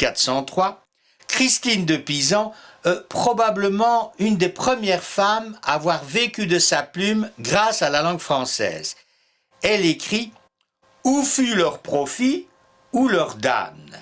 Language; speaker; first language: French; native; French